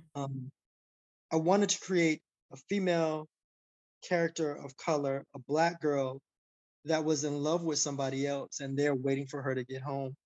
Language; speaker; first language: English; native; English